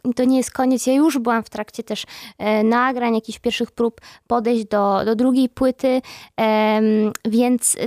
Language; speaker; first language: Polish; native; Polish